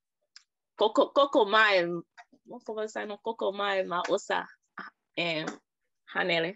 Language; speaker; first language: Finnish; non-native, learner; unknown